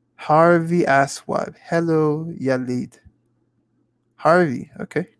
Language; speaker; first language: English; non-native, local second language; Igbo